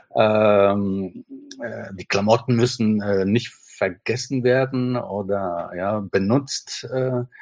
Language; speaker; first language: German; non-native, fluent; Italian